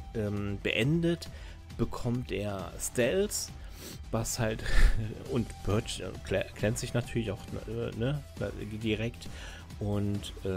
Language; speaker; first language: German; native; German